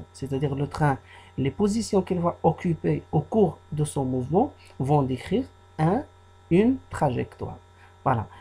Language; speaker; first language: French; non-native, local second language; Arabic